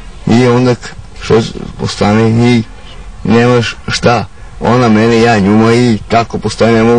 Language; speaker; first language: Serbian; non-native, local second language; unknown